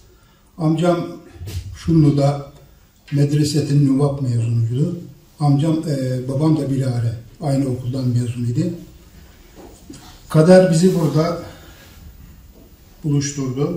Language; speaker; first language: Turkish; native; Turkish